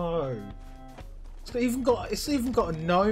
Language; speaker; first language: English; native; English